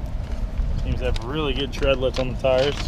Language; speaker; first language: English; native; English